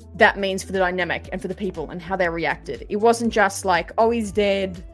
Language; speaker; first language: English; native; English